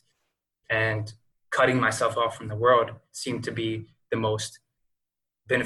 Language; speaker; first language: English; native; English